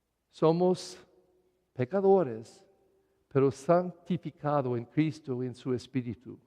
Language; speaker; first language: Spanish; non-native, learner; English